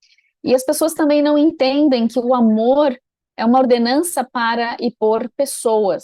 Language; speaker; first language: Portuguese; native; Portuguese